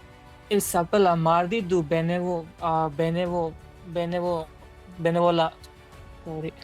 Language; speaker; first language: French; non-native, learner; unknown